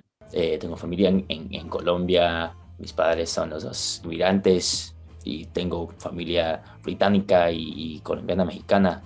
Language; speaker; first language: Spanish; early bilingual, heritage; Spanish